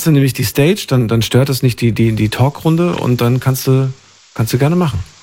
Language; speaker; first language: German; native; German